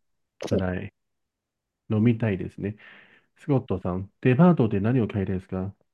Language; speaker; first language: Japanese; non-native, fluent; Chinese